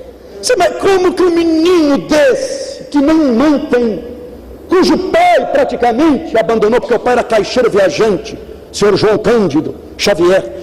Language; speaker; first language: Portuguese; native; Portuguese